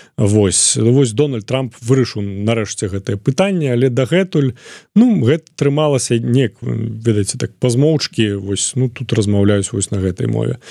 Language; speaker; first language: Belarusian; non-native, local second language; Russian